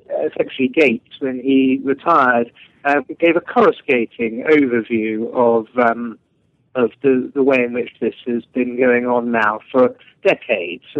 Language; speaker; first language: English; native; English